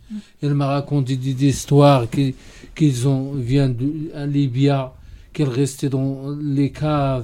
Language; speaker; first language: French; non-native, learner; Arabic